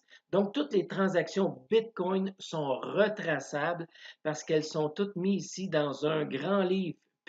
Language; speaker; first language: French; native; French